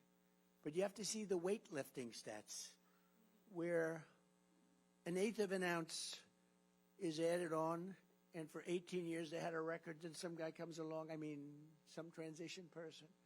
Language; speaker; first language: English; native; English